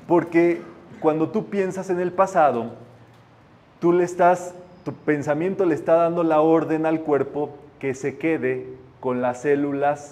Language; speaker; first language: Spanish; native; Spanish